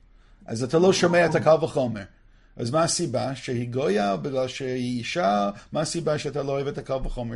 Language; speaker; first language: Hebrew; non-native, fluent; English